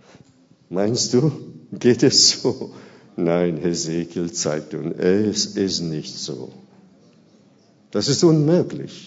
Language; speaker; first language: German; non-native, fluent; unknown